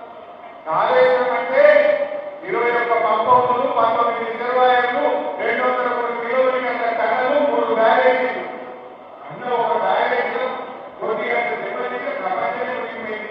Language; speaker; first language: Telugu; native; Telugu